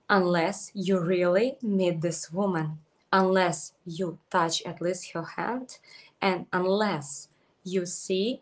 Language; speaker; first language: English; non-native, fluent; Ukrainian